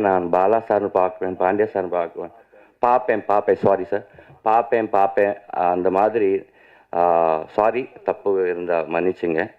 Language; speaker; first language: Tamil; non-native, learner; Telugu